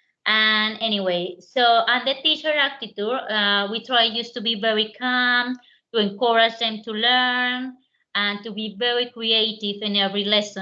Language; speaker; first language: English; non-native, learner; Spanish